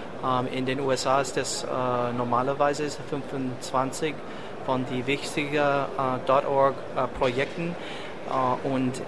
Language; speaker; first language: German; non-native, learner; English